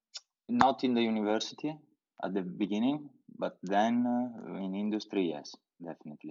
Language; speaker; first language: English; non-native, fluent; Italian